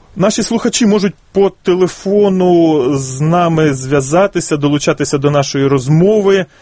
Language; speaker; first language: Ukrainian; native; Ukrainian